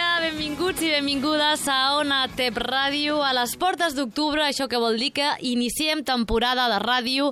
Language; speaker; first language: Catalan; native; Catalan